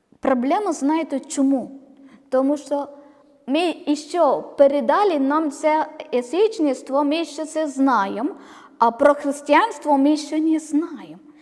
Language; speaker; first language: Ukrainian; non-native, learner; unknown